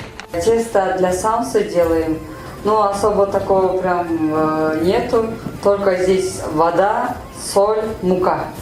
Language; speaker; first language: Russian; non-native, local second language; Kyrgyz